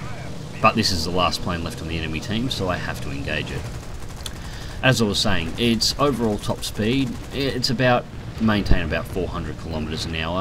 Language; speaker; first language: English; native; English